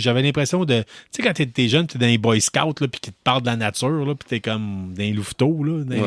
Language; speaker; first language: French; native; French